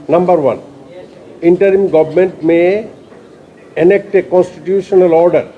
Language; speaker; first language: English; non-native, local second language; Bangla